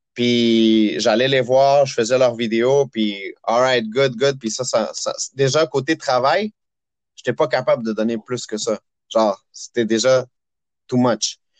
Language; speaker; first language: French; early bilingual, other home language; Spanish